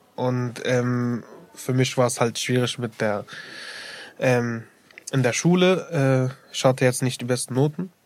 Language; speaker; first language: German; early bilingual, other home language; Arabic